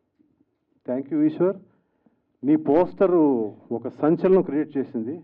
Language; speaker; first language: Telugu; native; Telugu